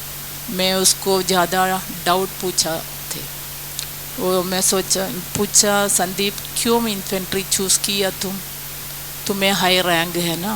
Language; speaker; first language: Hindi; non-native, local second language; Malayalam